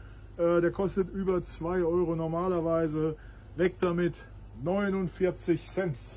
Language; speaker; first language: German; native; German